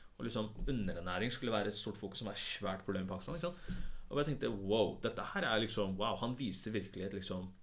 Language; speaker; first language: Norwegian; early bilingual, other home language; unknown